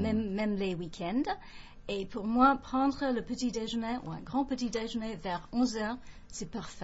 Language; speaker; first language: French; non-native, fluent; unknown